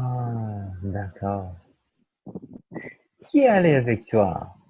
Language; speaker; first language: French; non-native, fluent; Portuguese